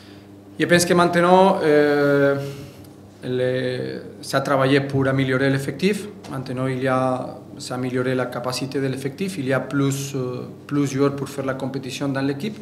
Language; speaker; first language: French; non-native, fluent; Spanish